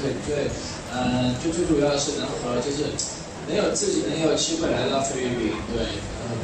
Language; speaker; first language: Chinese; native; Chinese